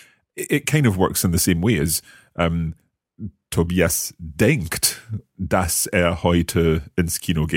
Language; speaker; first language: German; non-native, fluent; English